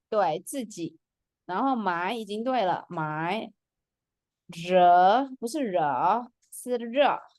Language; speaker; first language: Chinese; non-native, fluent; Indonesian